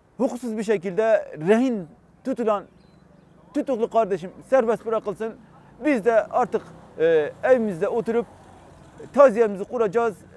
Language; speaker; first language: Turkish; non-native, local second language; Kurdish